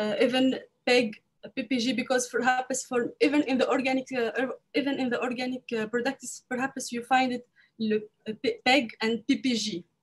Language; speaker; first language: English; non-native, learner; French